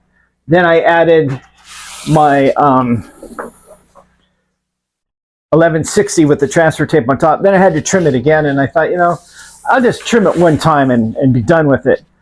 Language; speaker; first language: English; native; English